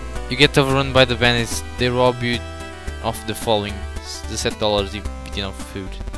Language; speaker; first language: English; non-native, learner; Portuguese